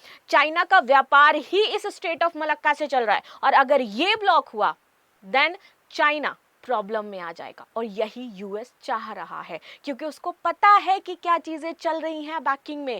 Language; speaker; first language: Hindi; native; Hindi